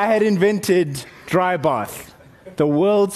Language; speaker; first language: English; non-native, local second language; Northern Sotho